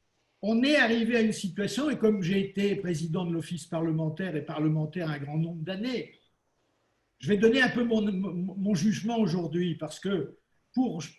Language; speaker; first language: French; native; French